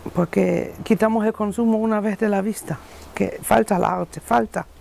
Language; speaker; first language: Spanish; non-native, learner; German